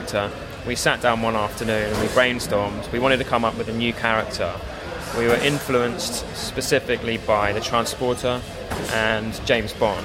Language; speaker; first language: English; native; English